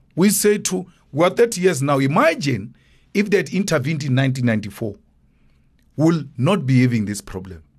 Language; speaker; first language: English; non-native, local second language; Northern Sotho